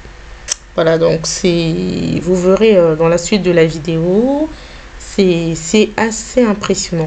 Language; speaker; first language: French; native; French